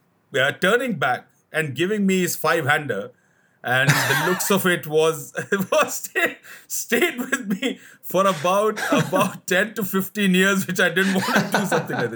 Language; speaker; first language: English; non-native, local second language; Hindi